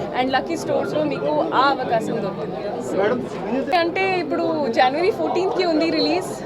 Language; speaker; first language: Telugu; non-native, fluent; Hindi